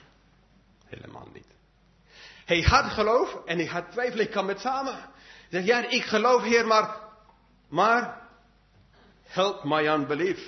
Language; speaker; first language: Dutch; non-native, fluent; English